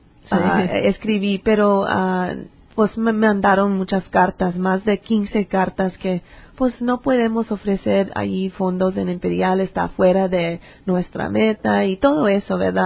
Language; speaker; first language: Spanish; early bilingual, heritage; English